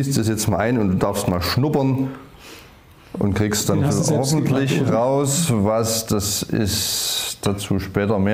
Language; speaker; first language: German; native; German